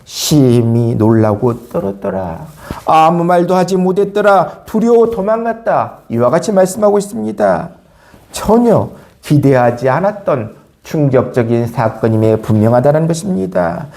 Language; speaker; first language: Korean; native; Korean